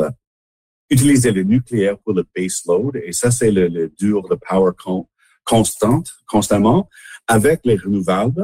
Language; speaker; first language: French; non-native, local second language; English